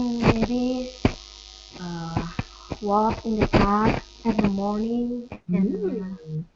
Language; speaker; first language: English; non-native, learner; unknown